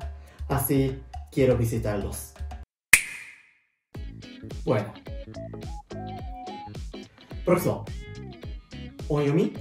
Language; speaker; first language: Spanish; non-native, learner; Japanese